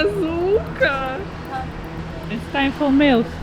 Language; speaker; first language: English; non-native, fluent; Polish